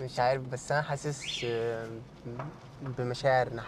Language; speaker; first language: Arabic; native; Arabic